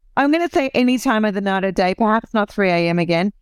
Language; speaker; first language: English; native; English